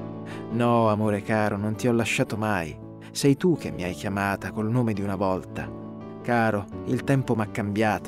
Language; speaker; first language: Italian; native; Italian